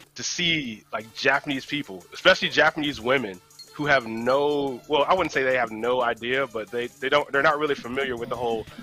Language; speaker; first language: English; native; English